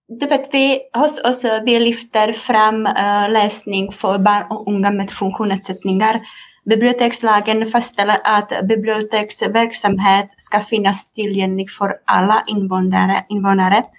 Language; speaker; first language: Swedish; non-native, fluent; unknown